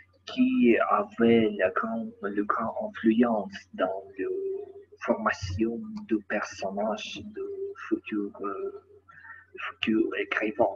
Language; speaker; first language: French; non-native, learner; Ukrainian